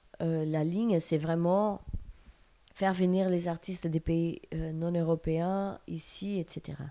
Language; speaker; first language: French; non-native, fluent; Portuguese